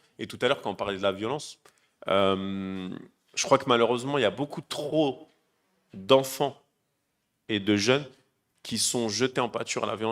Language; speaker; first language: French; native; French